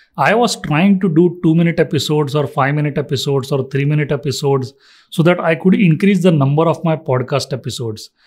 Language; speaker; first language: English; non-native, local second language; Marathi